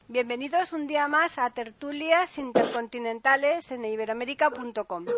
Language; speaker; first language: Spanish; native; Spanish